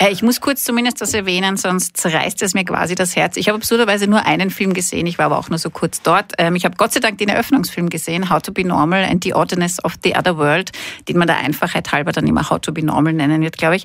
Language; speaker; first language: German; native; German